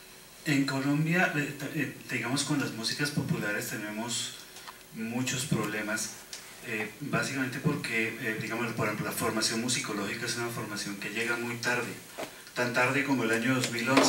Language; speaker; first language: Spanish; native; Spanish